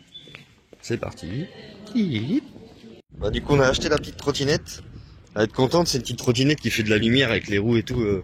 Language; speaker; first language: French; native; French